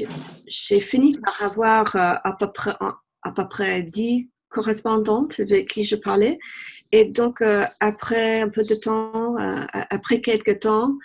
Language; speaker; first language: French; non-native, fluent; English